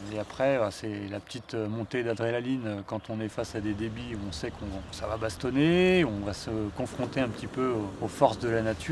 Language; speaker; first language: French; native; French